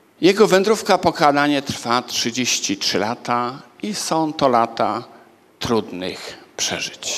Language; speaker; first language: Polish; native; Polish